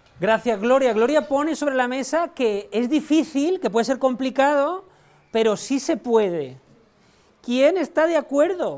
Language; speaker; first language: Spanish; native; Spanish